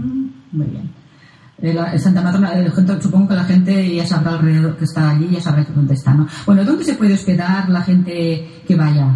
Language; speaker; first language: Spanish; non-native, local second language; Catalan